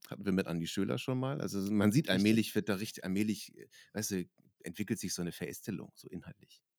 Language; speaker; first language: German; native; German